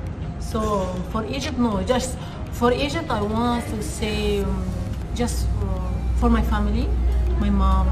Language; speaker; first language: English; non-native, learner; Arabic